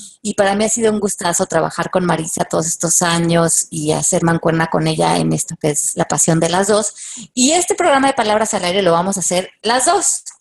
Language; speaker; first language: Spanish; native; Spanish